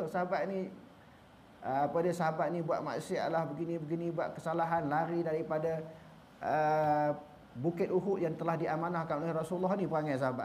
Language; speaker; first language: Malay; native; Malay